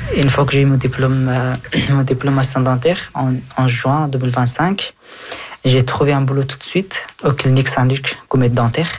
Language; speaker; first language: French; early bilingual, other home language; Persian